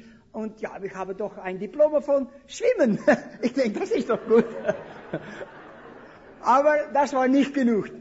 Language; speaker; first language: German; non-native, fluent; Dutch